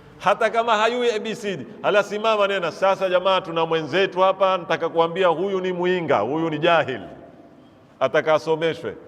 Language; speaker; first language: Swahili; native; Swahili